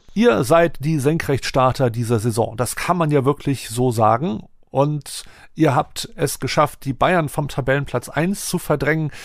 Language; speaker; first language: German; native; German